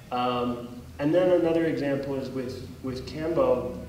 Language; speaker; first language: English; native; English